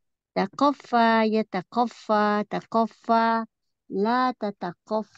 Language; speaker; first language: Arabic; non-native, learner; Indonesian